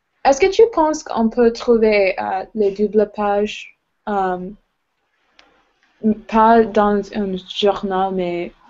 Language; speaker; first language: French; non-native, learner; English